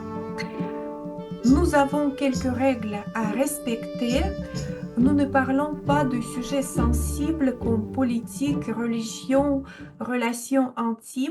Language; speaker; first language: French; non-native, fluent; Russian